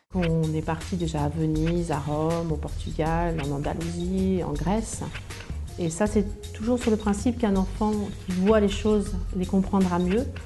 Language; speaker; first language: French; native; French